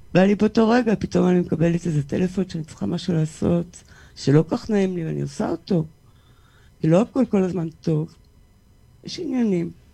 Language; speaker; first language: Hebrew; early bilingual, other home language; French